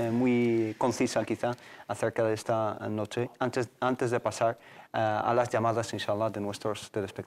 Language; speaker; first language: Spanish; native; Spanish